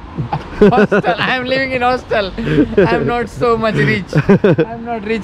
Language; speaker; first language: English; non-native, local second language; Hindi